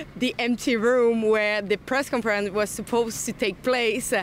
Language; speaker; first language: English; non-native, fluent; French